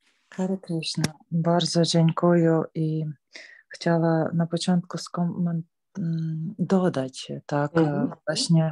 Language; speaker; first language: Polish; non-native, learner; Ukrainian